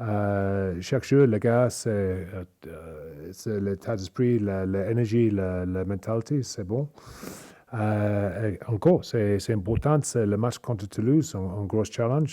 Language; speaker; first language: French; non-native, learner; English